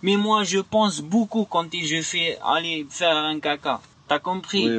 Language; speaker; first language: French; non-native, learner; Arabic